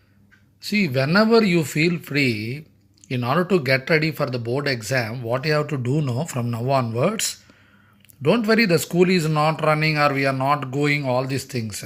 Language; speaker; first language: English; non-native, local second language; Telugu